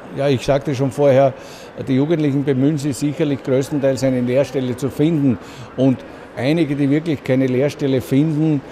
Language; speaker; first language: German; native; German